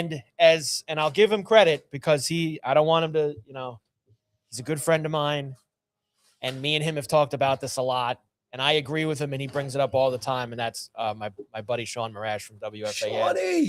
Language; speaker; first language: English; native; English